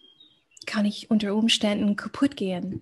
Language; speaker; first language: German; non-native, fluent; English